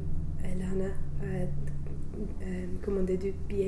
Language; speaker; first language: French; non-native, learner; English